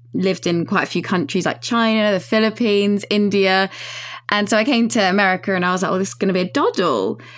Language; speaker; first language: English; native; English